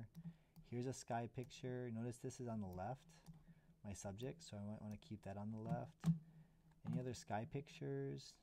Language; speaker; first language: English; native; English